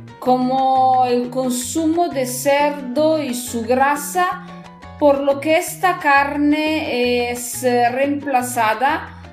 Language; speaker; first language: Spanish; non-native, learner; Italian